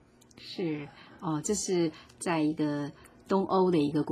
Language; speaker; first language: Chinese; native; Chinese